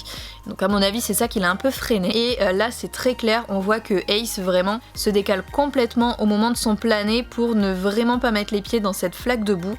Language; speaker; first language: French; native; French